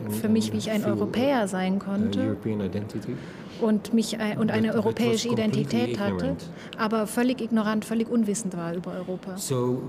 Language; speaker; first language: German; non-native, fluent; Dutch